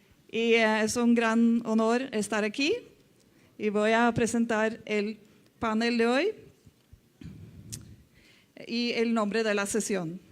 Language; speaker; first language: Spanish; non-native, fluent; Norwegian